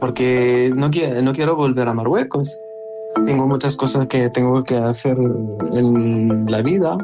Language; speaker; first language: Spanish; non-native, learner; Arabic